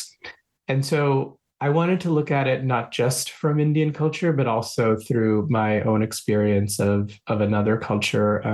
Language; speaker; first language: English; non-native, local second language; Bangla